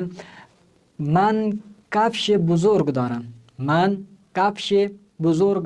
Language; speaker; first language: Persian; non-native, fluent; Urdu